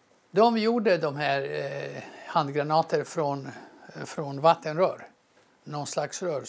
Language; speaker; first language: Swedish; non-native, fluent; Croatian